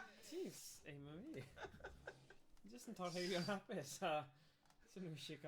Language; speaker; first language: Welsh; native; Welsh